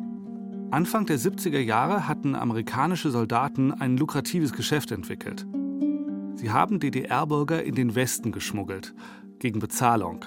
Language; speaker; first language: German; native; German